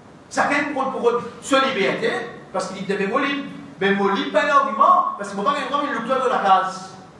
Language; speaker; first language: French; non-native, local second language; Morisyen